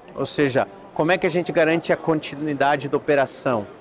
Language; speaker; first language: Portuguese; native; Portuguese